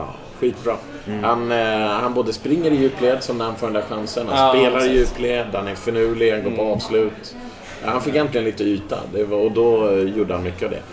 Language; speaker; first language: Swedish; native; Swedish